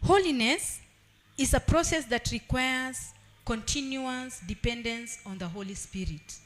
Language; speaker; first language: English; non-native, local second language; Swahili